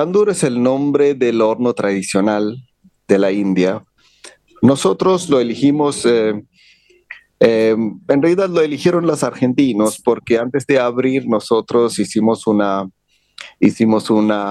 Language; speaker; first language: Spanish; non-native, fluent; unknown